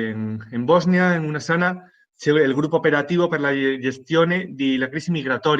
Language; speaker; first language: Italian; non-native, fluent; Spanish